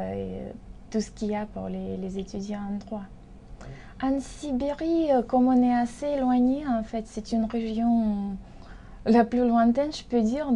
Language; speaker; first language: French; non-native, fluent; Russian